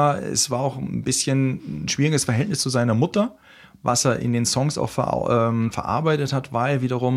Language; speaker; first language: German; native; German